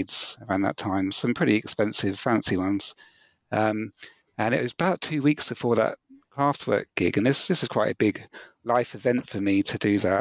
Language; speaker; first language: English; native; English